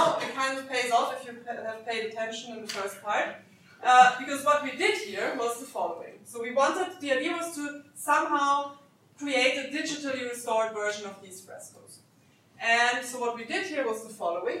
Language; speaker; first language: English; non-native, fluent; German